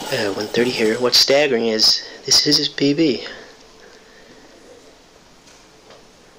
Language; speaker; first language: English; native; English